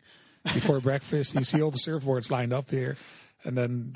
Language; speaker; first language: English; non-native, fluent; Dutch